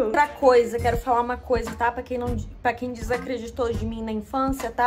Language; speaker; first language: Portuguese; native; Portuguese